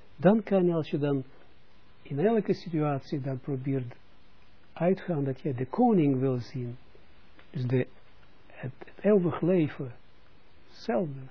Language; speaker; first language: Dutch; non-native, fluent; Russian